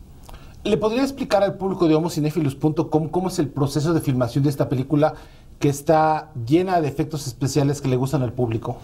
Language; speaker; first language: Spanish; native; Spanish